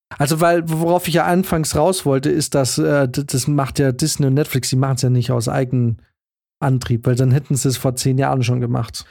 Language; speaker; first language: German; early bilingual, other home language; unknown